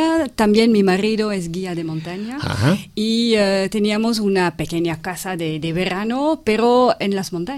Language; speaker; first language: Spanish; non-native, fluent; French